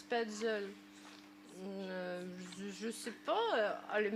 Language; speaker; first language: French; non-native, learner; Ukrainian